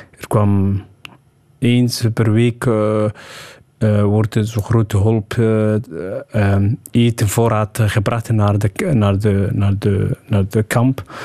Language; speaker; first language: Dutch; early bilingual, other home language; Somali